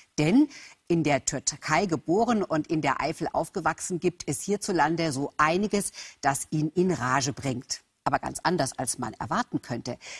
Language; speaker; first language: German; native; German